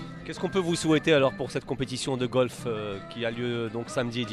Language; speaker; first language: French; non-native, local second language; Arabic